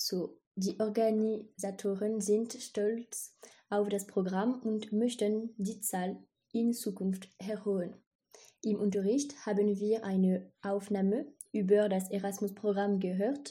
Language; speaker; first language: German; non-native, learner; French